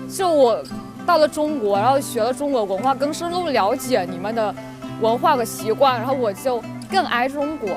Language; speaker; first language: Chinese; non-native, fluent; Vietnamese